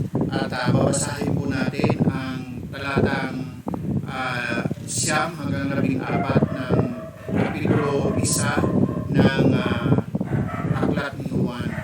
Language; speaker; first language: Filipino; native; Filipino